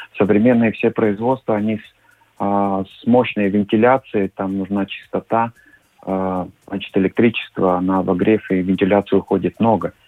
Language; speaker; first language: Russian; non-native, local second language; Latvian